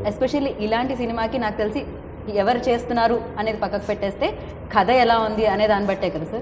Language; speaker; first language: Telugu; native; Telugu